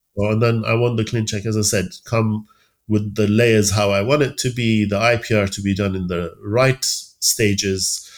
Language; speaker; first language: English; early bilingual, other home language; Persian